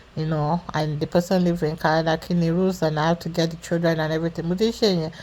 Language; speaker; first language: English; non-native, local second language; Yoruba